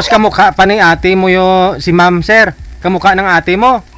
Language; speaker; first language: Filipino; native; Filipino